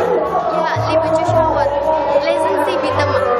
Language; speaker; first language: German; non-native, learner; Indonesian